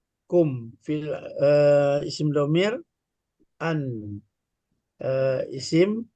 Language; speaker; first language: Arabic; non-native, learner; Indonesian